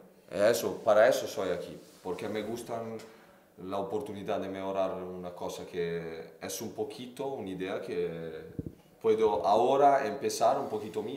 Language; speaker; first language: Spanish; non-native, fluent; Italian